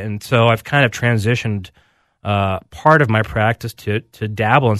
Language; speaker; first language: English; native; English